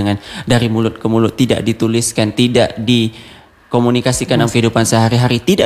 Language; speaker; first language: Indonesian; non-native, local second language; Achinese